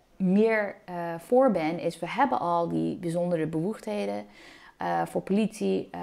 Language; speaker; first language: Dutch; non-native, fluent; English